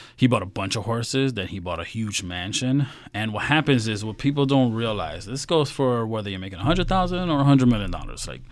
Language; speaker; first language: English; native; English